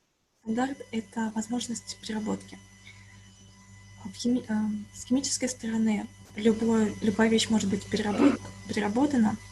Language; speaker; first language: Russian; native; Russian